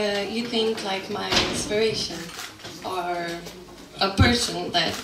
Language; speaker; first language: English; non-native, fluent; Slovenian